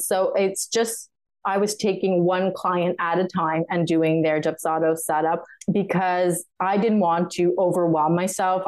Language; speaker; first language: English; non-native, fluent; French